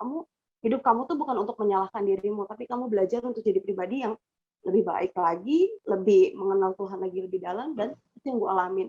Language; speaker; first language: Indonesian; native; Indonesian